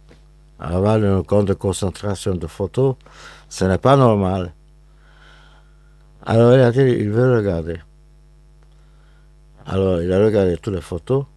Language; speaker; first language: French; non-native, fluent; Hungarian